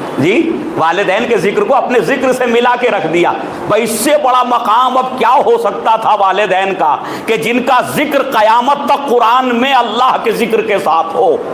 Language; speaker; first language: Urdu; native; Urdu